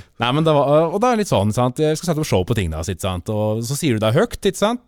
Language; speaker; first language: Norwegian; native; Norwegian